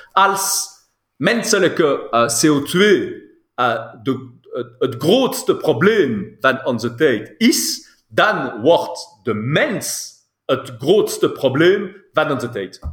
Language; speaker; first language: Dutch; non-native, local second language; French